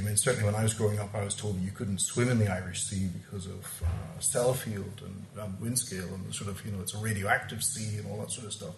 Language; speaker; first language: English; native; English